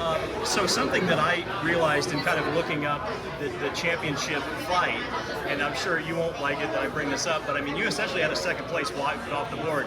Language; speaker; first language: English; native; English